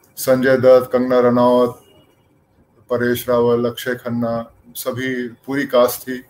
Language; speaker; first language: Hindi; native; Hindi